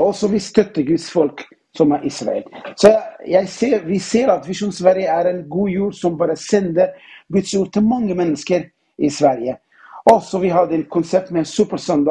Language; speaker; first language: Norwegian; non-native, fluent; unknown